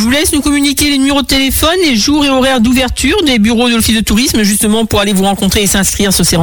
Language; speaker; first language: French; native; French